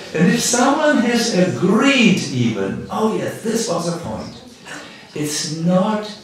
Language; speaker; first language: English; non-native, fluent; German